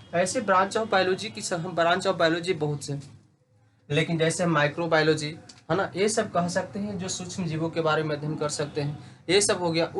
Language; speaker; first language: Hindi; native; Hindi